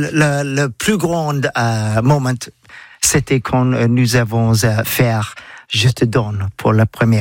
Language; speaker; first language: French; non-native, learner; English